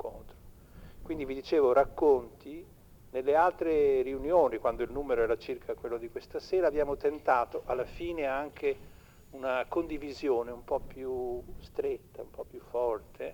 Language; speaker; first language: Italian; native; Italian